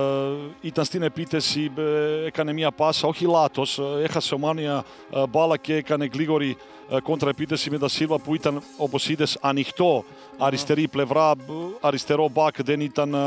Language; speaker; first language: Greek; non-native, fluent; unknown